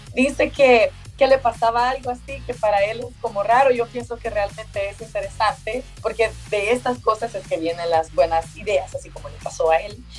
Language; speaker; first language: Spanish; native; Spanish